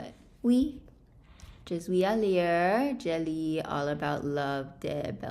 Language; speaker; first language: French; non-native, learner; English